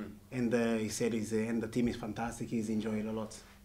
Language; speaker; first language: English; non-native, fluent; Portuguese